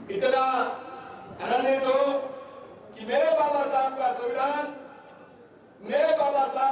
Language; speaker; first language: Hindi; non-native, local second language; Lambadi